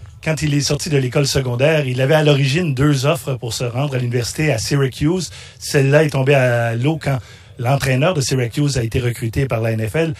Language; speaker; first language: French; native; French